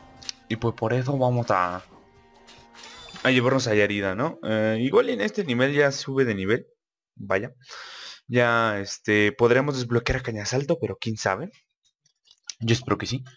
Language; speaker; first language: Spanish; native; Spanish